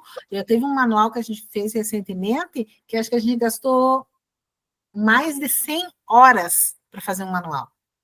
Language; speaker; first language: Portuguese; native; Portuguese